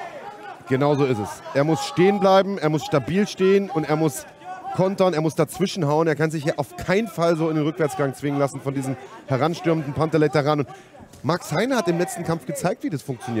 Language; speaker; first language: German; native; German